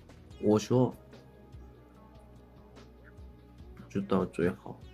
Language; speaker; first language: Chinese; non-native, learner; Korean